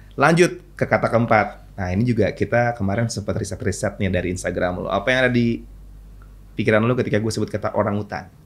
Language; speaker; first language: Indonesian; native; Indonesian